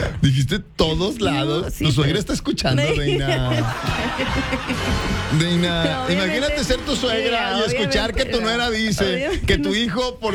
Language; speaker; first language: Spanish; native; Spanish